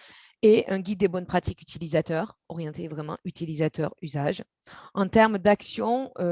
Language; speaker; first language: French; native; French